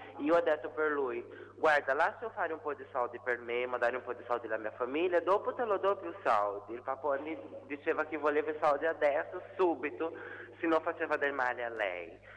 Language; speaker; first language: Italian; non-native, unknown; Portuguese